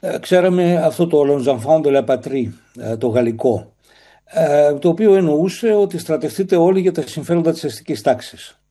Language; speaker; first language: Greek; native; Greek